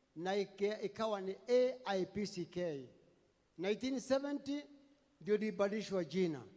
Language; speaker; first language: Swahili; non-native, local second language; Kikuyu